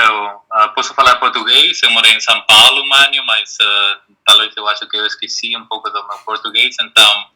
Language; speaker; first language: Portuguese; non-native, fluent; Spanish